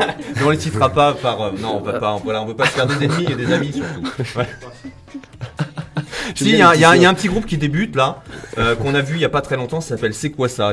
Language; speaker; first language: French; native; French